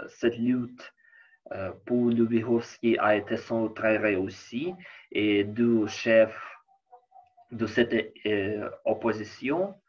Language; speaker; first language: French; non-native, learner; Ukrainian